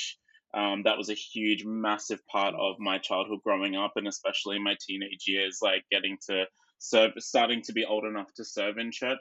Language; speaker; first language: English; native; English